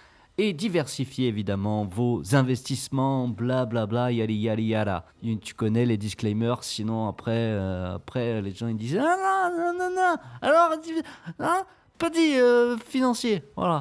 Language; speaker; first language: French; native; French